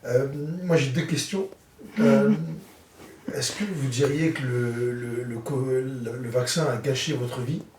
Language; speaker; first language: French; native; French